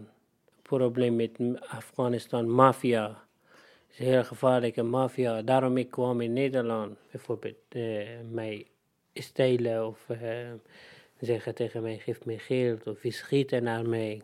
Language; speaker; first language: Dutch; non-native, learner; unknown